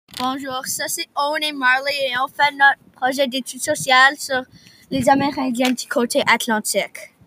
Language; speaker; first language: French; non-native, local second language; English